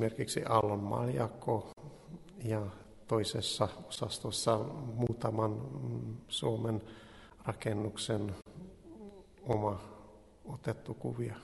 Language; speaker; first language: Finnish; non-native, learner; Hungarian